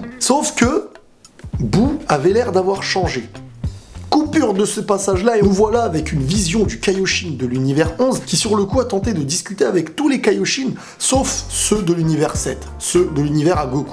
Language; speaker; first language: French; native; French